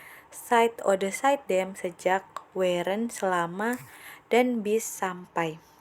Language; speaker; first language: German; non-native, fluent; Indonesian